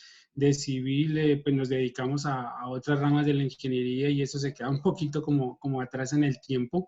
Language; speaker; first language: Spanish; native; Spanish